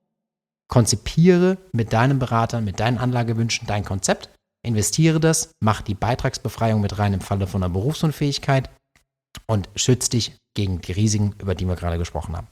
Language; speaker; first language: German; native; German